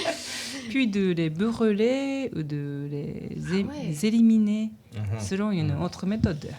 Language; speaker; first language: French; non-native, learner; Japanese